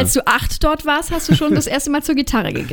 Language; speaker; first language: German; native; German